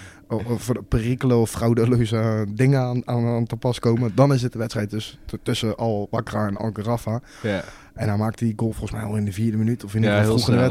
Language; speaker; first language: Dutch; native; Dutch